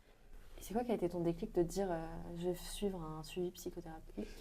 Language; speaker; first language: French; native; French